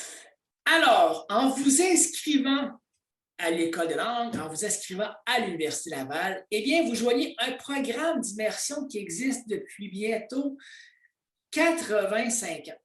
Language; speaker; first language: French; native; French